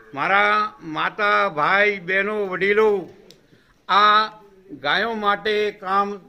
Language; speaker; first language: Hindi; non-native, local second language; Gujarati